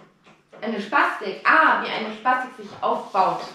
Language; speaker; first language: German; native; German